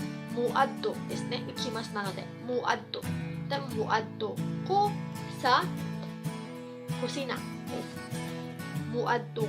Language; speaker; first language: Japanese; non-native, fluent; Cebuano